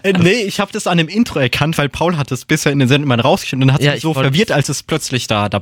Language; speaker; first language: German; native; German